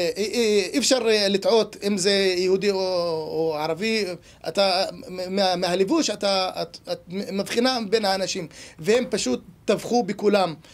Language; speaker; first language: Hebrew; non-native, local second language; Arabic